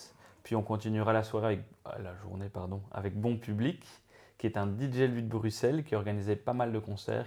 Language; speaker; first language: French; native; French